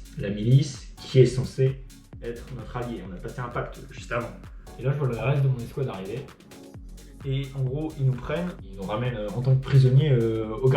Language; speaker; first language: French; native; French